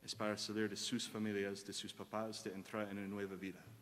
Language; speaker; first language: Spanish; non-native, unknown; English